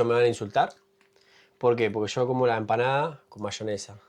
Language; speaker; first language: Spanish; native; Spanish